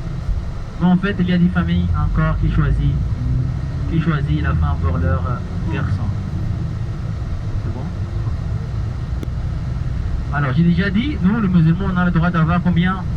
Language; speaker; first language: French; non-native, learner; Arabic